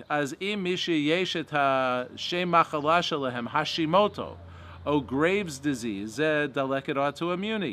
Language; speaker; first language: Hebrew; non-native, fluent; English